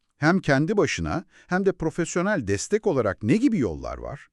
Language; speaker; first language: Turkish; native; Turkish